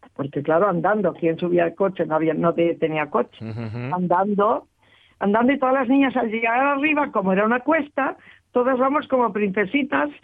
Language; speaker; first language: Spanish; native; Spanish